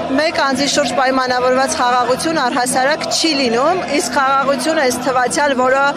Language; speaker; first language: Armenian; native; Armenian